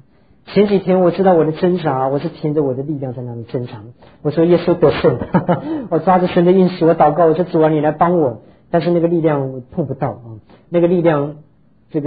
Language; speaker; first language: Chinese; native; Chinese